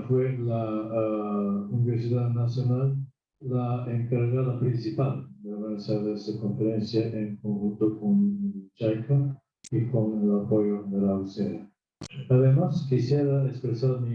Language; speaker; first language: Spanish; non-native, fluent; Japanese